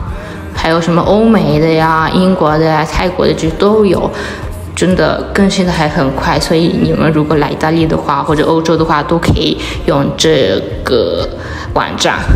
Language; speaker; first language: Chinese; early bilingual, heritage; Chinese